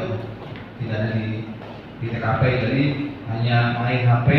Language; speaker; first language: Indonesian; native; Indonesian